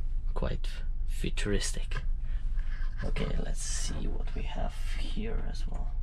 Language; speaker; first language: English; non-native, fluent; French